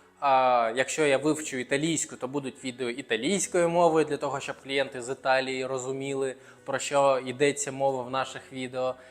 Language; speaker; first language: Ukrainian; non-native, local second language; Russian